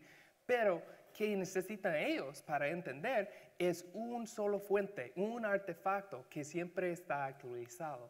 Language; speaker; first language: Spanish; non-native, learner; English